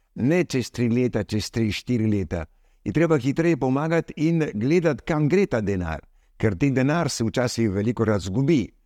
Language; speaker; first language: Slovenian; early bilingual, heritage; Slovenian